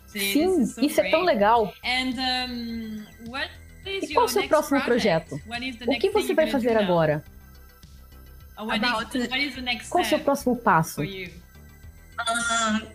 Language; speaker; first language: Portuguese; non-native, learner; English